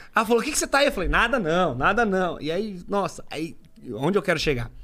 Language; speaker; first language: Portuguese; native; Portuguese